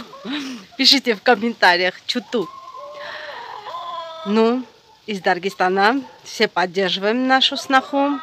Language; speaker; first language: Russian; non-native, fluent; Armenian